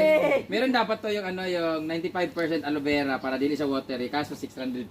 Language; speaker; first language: Filipino; non-native, local second language; Cebuano